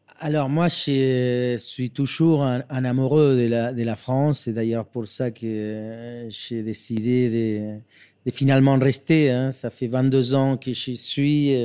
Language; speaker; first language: French; non-native, fluent; Spanish